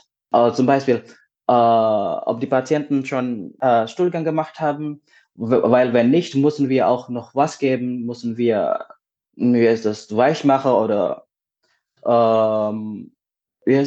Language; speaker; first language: German; non-native, fluent; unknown